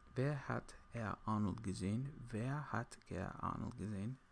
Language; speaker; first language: German; non-native, learner; English